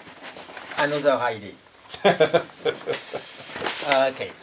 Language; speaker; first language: English; non-native, learner; French